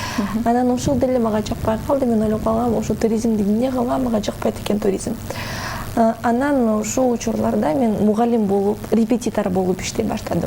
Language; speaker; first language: Kyrgyz; non-native, local second language; Russian